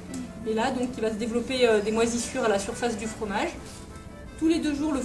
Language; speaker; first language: French; native; French